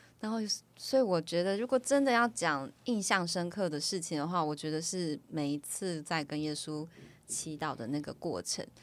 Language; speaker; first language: Chinese; native; Chinese